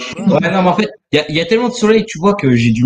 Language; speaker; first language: French; native; French